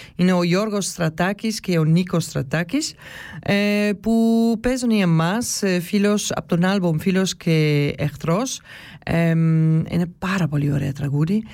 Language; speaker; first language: Greek; early bilingual, heritage; Greek